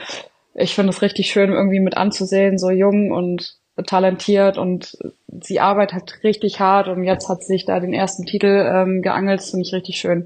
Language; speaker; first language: German; native; German